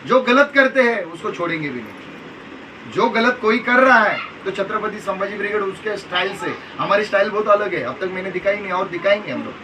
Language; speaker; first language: Hindi; non-native, local second language; Marathi